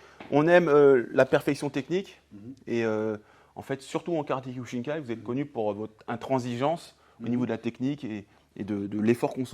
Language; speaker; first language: French; native; French